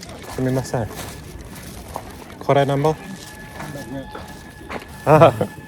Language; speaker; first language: Japanese; non-native, learner; English